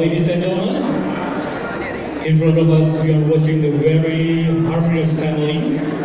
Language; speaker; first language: English; non-native, fluent; Indonesian